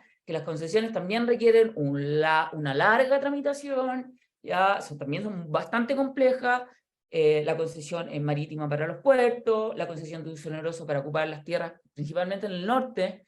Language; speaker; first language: Spanish; native; Spanish